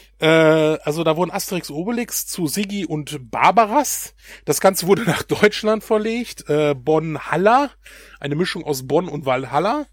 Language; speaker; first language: German; native; German